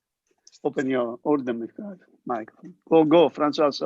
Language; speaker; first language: English; non-native, learner; Italian